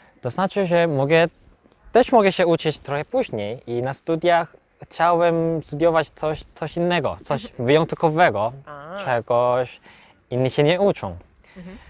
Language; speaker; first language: Polish; non-native, learner; Korean